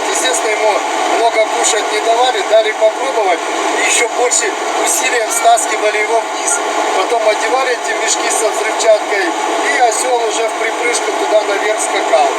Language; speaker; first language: Russian; native; Russian